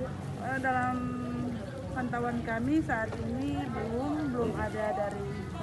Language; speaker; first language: Indonesian; native; Indonesian